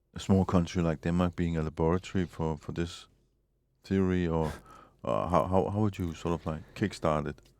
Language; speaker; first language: English; non-native, fluent; Danish